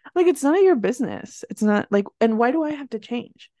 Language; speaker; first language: English; early bilingual, other home language; Spanish